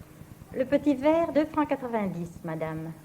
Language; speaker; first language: French; native; French